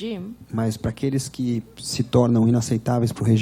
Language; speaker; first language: Portuguese; native; Portuguese